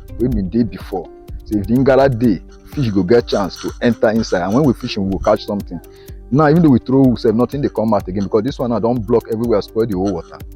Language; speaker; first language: Nigerian Pidgin; non-native, local second language; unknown